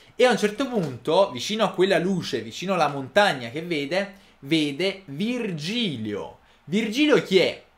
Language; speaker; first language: Portuguese; non-native, fluent; Italian